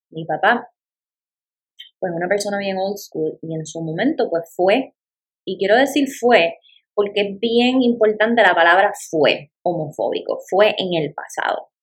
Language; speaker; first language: Spanish; native; Spanish